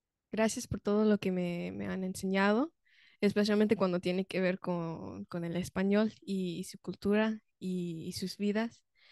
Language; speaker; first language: Spanish; non-native, fluent; English